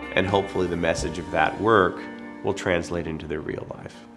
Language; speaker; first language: English; native; English